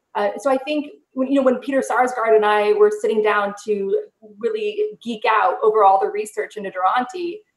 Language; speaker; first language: English; native; English